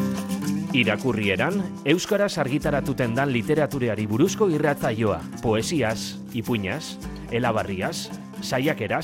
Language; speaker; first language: Basque; native; Basque